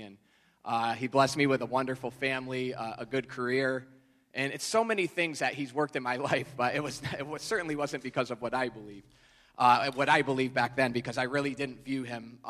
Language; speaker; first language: English; native; English